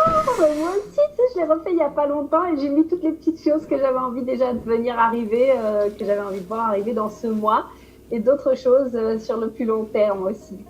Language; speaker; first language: French; native; French